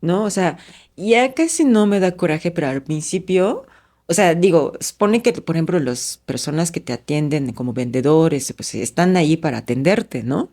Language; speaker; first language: Spanish; non-native, fluent; Japanese